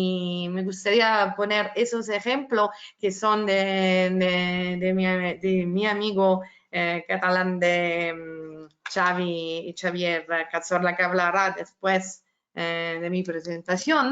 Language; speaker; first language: Spanish; non-native, fluent; Italian